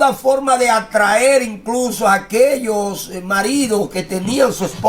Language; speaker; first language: Spanish; native; Spanish